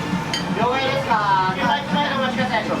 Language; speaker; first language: Japanese; native; Japanese